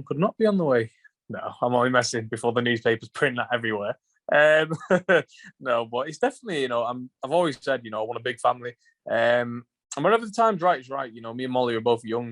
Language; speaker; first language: English; native; English